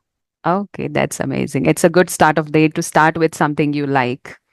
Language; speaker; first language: English; non-native, fluent; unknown